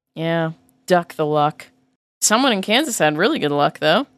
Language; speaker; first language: English; native; English